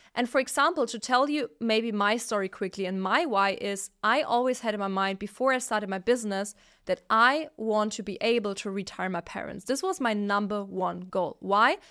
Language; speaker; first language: English; non-native, fluent; Italian